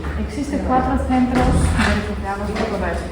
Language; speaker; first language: Spanish; non-native, fluent; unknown